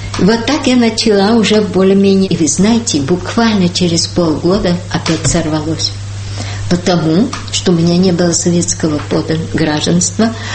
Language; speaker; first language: Russian; early bilingual, heritage; Russian